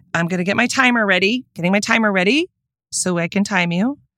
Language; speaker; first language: English; native; English